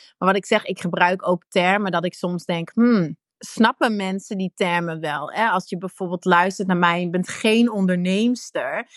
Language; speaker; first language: Dutch; native; Dutch